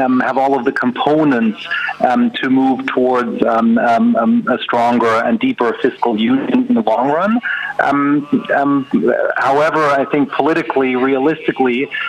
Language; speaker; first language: English; non-native, fluent; German